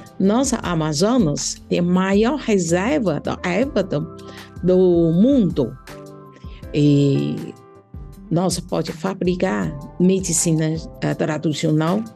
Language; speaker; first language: Portuguese; non-native, learner; Chinese